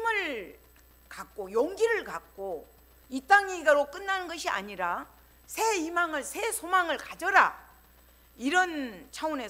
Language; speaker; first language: Korean; native; Korean